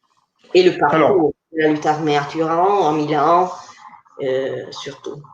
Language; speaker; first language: French; non-native, fluent; Italian